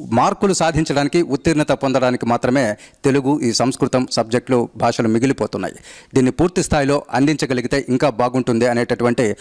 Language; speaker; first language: Telugu; native; Telugu